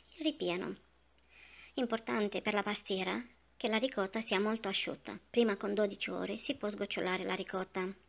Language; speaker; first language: Italian; non-native, fluent; Romanian